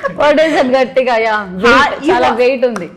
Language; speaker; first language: Telugu; non-native, learner; Malayalam